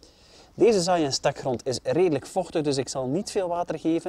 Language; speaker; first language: Dutch; native; Dutch